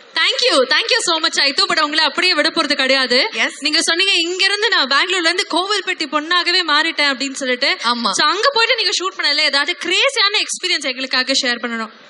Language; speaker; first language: Tamil; native; Tamil